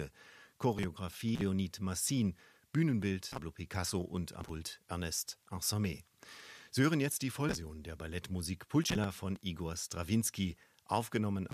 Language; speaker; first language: German; native; German